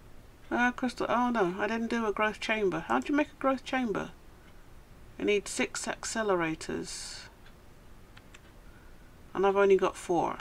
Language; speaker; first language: English; native; English